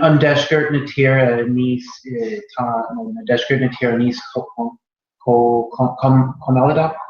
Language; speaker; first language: Irish; non-native, learner; English